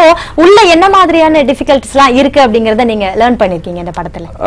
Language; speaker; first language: Tamil; native; Tamil